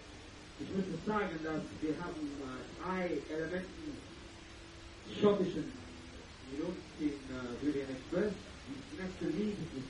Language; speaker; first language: German; non-native, learner; English